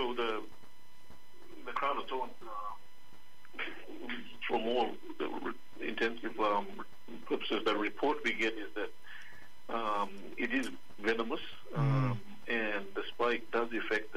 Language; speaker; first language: English; native; English